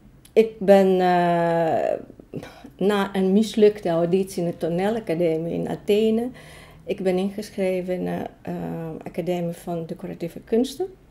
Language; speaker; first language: Dutch; non-native, fluent; Greek